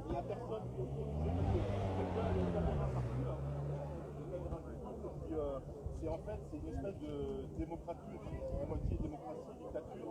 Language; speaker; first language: French; native; French